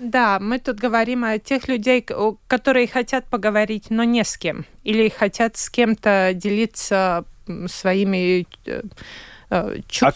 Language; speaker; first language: Russian; non-native, local second language; Latvian